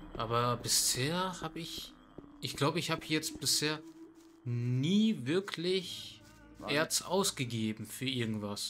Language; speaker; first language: German; native; German